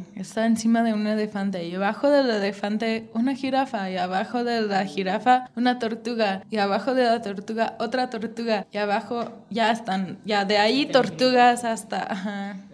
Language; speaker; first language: Spanish; non-native, fluent; English